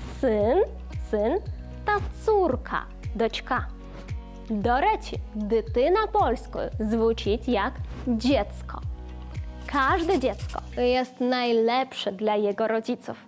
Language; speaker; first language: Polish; non-native, learner; Ukrainian